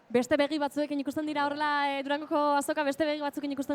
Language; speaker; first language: Basque; native; Basque